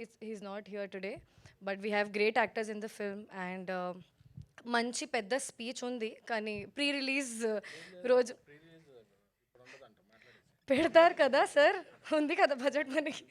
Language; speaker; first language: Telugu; non-native, fluent; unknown